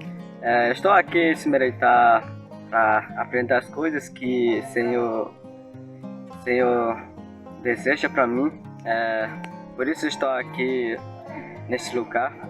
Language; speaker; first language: Portuguese; non-native, local second language; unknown